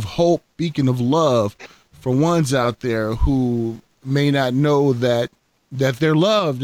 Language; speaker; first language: English; native; English